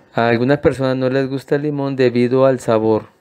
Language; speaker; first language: Spanish; native; Spanish